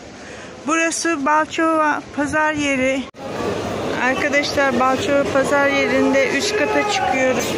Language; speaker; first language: Turkish; native; Turkish